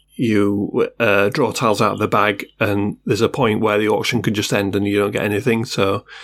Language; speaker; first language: English; native; English